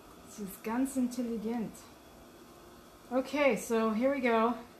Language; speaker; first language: German; non-native, learner; English